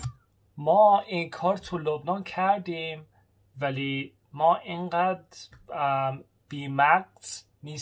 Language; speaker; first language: Persian; early bilingual, heritage; Persian